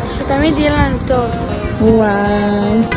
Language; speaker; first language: Hebrew; native; Hebrew